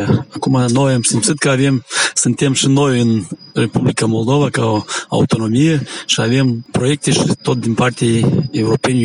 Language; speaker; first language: Romanian; non-native, local second language; Gagauz